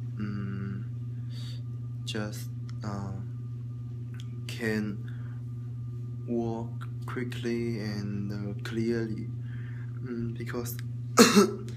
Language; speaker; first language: English; non-native, learner; Chinese